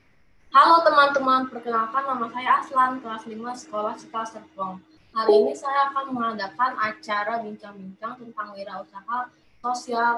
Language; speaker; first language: Indonesian; native; Indonesian